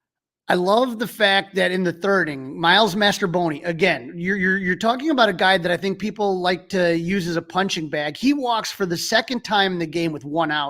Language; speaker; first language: English; native; English